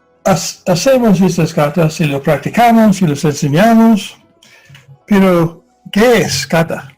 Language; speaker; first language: Spanish; non-native, fluent; English